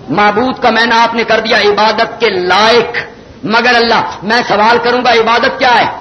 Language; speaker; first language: Urdu; non-native, local second language; Punjabi